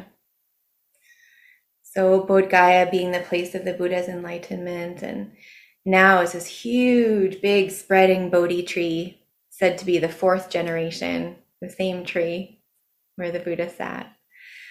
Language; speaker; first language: English; native; English